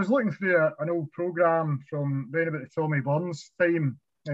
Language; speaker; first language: English; native; English